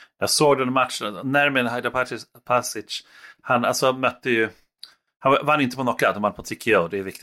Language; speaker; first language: Swedish; native; Swedish